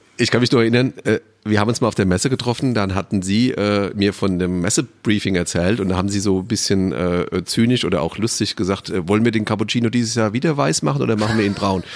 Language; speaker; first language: German; native; German